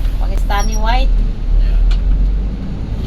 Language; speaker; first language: English; non-native, local second language; Filipino